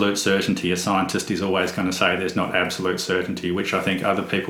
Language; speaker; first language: English; native; English